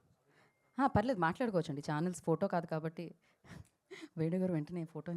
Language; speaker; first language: Telugu; native; Telugu